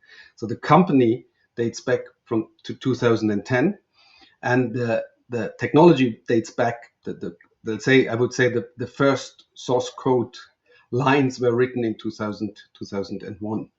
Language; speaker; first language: English; non-native, fluent; German